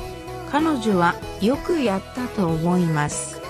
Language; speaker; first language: Japanese; non-native, learner; English